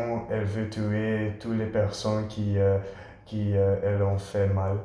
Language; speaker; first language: French; non-native, learner; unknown